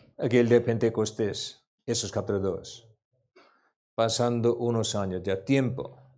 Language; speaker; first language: Spanish; non-native, learner; Korean